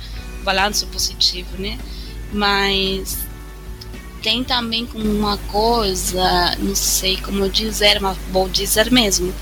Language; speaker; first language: Portuguese; non-native, fluent; Spanish